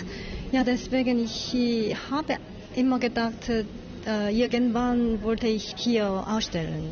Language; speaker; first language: German; non-native, learner; Korean